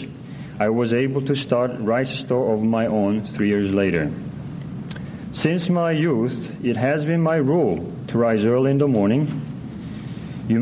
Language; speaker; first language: English; non-native, learner; Korean